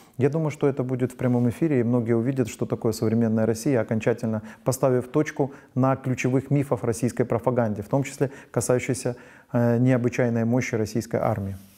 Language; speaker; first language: Russian; non-native, local second language; Ukrainian